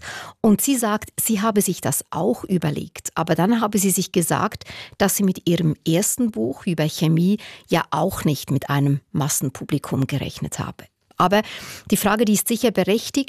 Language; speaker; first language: German; native; German